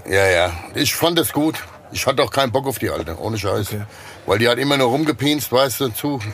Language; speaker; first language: German; native; German